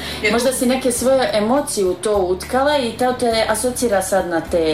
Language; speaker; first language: Serbian; native; Serbian